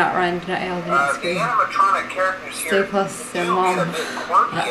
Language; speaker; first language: English; native; English